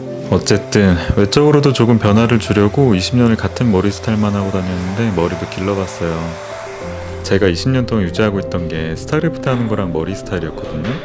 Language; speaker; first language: Korean; non-native, fluent; Turkish